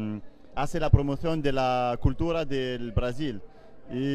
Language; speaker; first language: Portuguese; non-native, learner; French